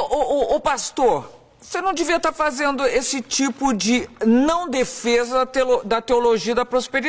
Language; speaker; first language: Portuguese; native; Portuguese